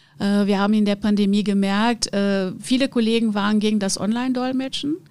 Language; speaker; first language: German; non-native, fluent; Portuguese